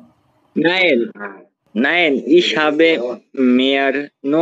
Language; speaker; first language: German; non-native, learner; Bangla